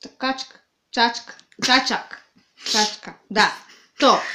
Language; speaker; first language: Serbian; non-native, learner; Swahili